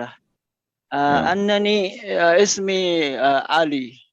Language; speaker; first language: Arabic; non-native, learner; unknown